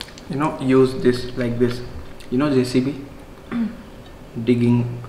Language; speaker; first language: English; non-native, local second language; Hindi